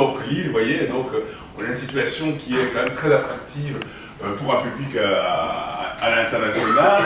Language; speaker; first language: French; native; French